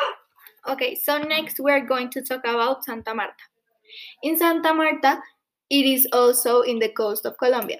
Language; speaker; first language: English; non-native, fluent; Spanish